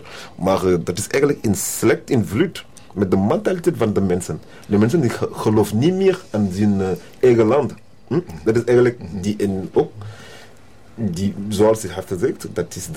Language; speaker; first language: Dutch; non-native, learner; French